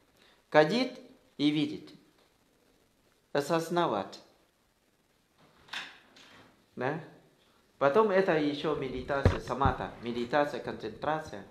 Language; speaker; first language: Russian; non-native, learner; Thai